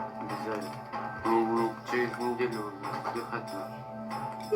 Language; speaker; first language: Russian; native; Russian